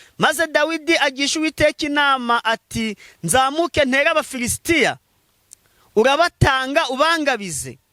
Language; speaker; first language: Kinyarwanda; native; Kinyarwanda